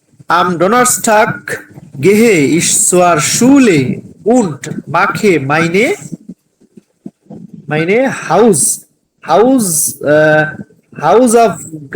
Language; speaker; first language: German; non-native, learner; Bangla